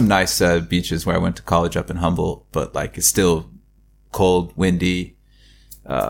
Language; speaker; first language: English; native; English